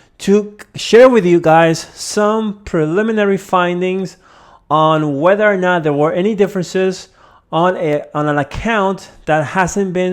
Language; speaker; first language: English; native; English